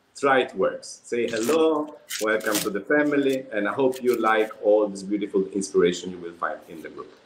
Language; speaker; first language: English; non-native, fluent; Italian